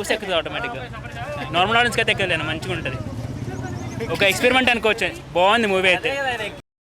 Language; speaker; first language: Telugu; native; Telugu